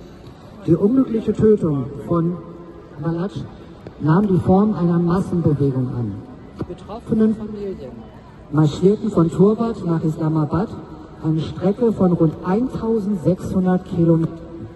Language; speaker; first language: German; non-native, learner; Baluchi